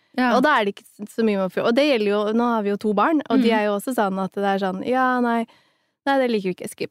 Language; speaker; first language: Norwegian; early bilingual, other home language; Somali